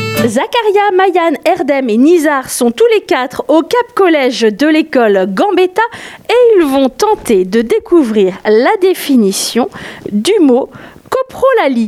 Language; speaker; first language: French; native; French